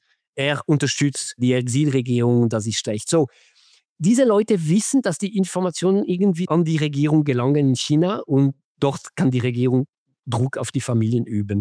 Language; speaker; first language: German; non-native, fluent; French